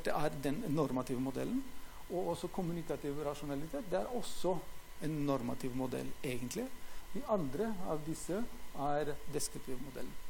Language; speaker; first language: Norwegian; non-native, fluent; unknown